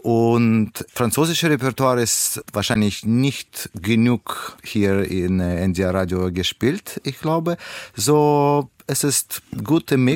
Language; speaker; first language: German; non-native, fluent; Russian